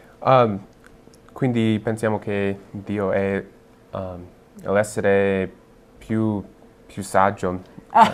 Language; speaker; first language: Italian; non-native, learner; English